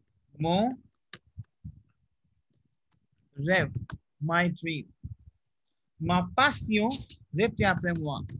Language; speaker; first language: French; non-native, fluent; Hindi